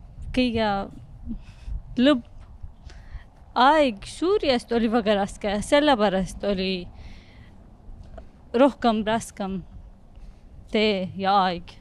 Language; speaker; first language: Estonian; non-native, learner; Arabic